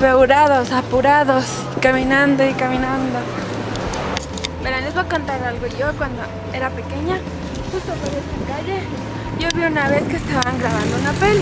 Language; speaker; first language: Spanish; native; Spanish